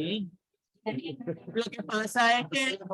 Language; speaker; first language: Spanish; native; Spanish